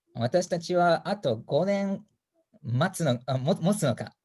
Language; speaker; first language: Japanese; non-native, fluent; English